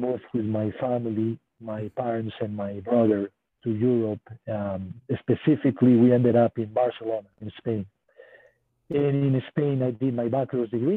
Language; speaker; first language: English; non-native, fluent; Spanish